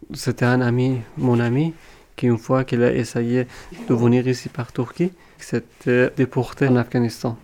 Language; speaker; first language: French; non-native, fluent; Persian